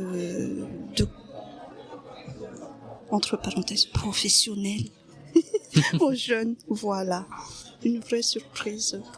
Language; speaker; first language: French; non-native, local second language; Malagasy